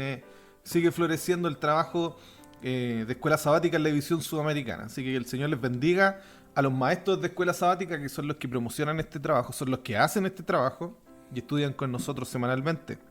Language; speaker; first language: Spanish; native; Spanish